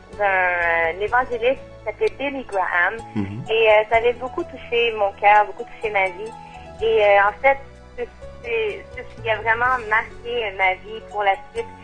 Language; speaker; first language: French; native; French